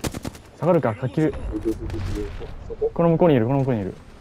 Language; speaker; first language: Japanese; native; Japanese